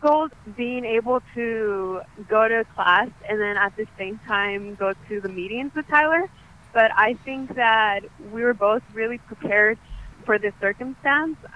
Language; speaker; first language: English; native; English